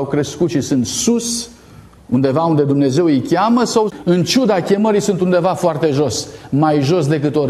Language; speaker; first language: Romanian; native; Romanian